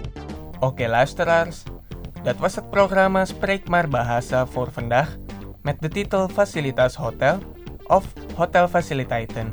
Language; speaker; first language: Dutch; non-native, fluent; Indonesian